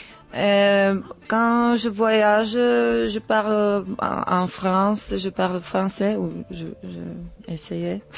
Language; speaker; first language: French; non-native, learner; Czech